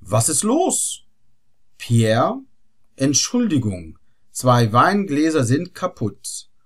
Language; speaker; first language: German; non-native, fluent; Arabic